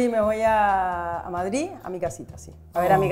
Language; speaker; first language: Spanish; native; Spanish